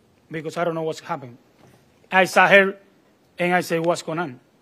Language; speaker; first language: English; non-native, learner; Spanish